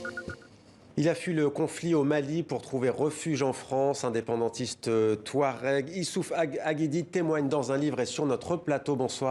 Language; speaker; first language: French; native; French